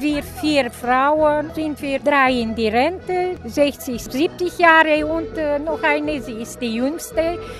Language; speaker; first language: German; non-native, local second language; Romanian